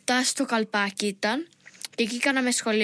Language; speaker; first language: Greek; early bilingual, heritage; English